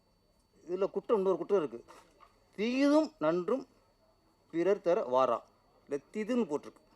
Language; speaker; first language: Tamil; native; Tamil